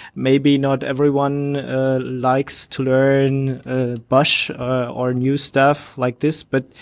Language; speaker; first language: English; non-native, fluent; German